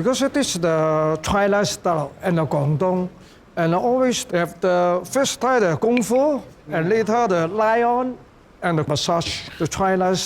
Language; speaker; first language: English; non-native, learner; Cantonese